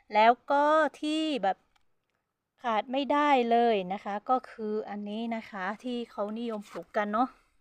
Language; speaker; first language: Thai; non-native, local second language; Hmong